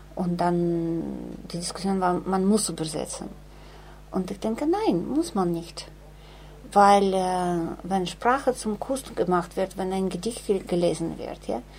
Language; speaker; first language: German; non-native, fluent; Russian